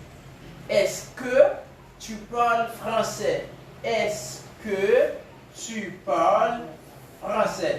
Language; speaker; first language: French; non-native, local second language; Haitian Creole